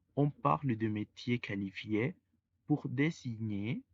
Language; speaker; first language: French; non-native, fluent; Spanish